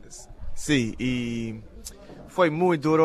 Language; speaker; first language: Spanish; non-native, learner; English